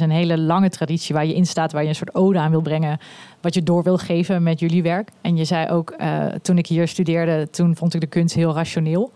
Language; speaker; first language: Dutch; native; Dutch